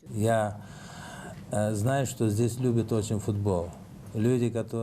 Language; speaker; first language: Russian; non-native, learner; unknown